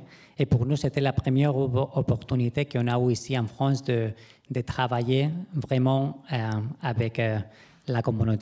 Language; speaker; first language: French; non-native, fluent; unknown